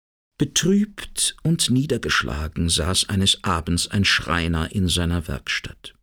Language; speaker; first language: German; native; German